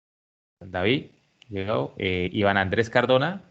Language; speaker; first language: Spanish; native; Spanish